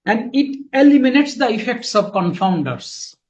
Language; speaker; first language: English; non-native, local second language; Bangla